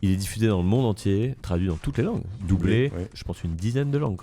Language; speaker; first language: French; native; French